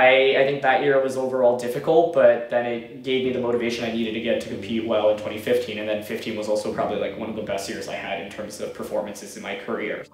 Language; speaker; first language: English; native; English